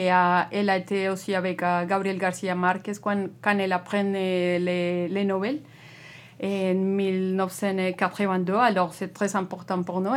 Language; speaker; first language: French; non-native, learner; Spanish